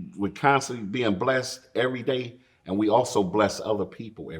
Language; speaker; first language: English; native; English